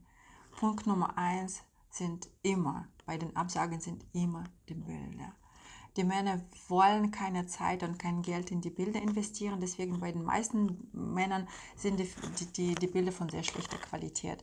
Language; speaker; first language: German; non-native, fluent; Russian